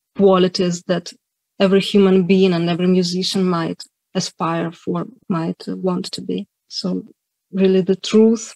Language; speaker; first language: English; non-native, fluent; Ukrainian